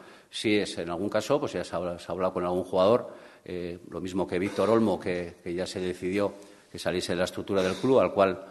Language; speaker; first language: Spanish; native; Spanish